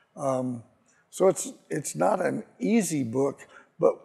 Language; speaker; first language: English; native; English